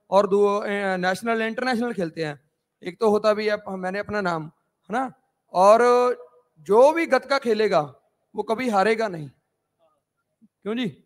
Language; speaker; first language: Hindi; non-native, local second language; Punjabi